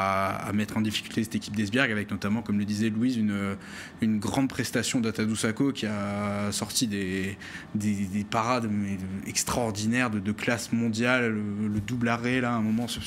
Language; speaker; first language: French; native; French